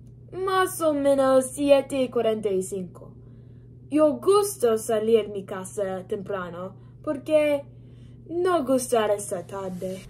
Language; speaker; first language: Spanish; non-native, learner; English